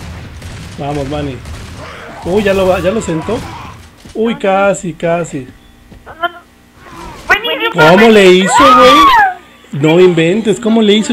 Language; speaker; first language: Spanish; native; Spanish